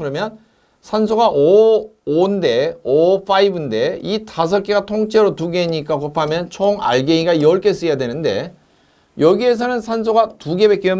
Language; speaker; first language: Korean; native; Korean